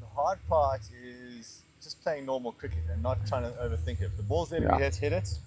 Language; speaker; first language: English; native; English